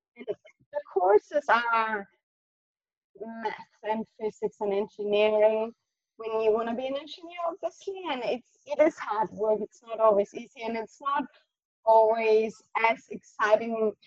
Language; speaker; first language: English; non-native, fluent; German